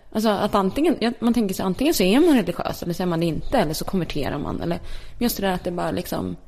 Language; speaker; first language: Swedish; early bilingual, other home language; Polish